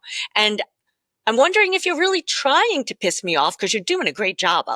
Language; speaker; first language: English; native; English